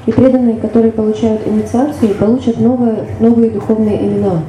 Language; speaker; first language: Russian; native; Russian